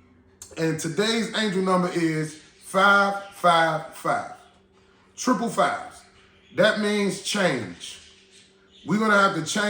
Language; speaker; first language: English; native; English